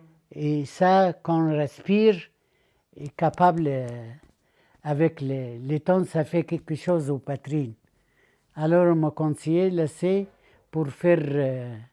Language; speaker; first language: French; non-native, learner; Arabic